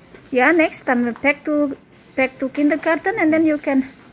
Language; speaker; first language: English; non-native, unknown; Indonesian